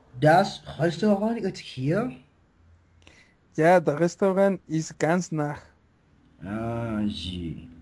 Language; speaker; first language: German; non-native, learner; Spanish